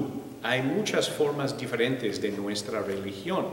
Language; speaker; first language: Spanish; non-native, fluent; English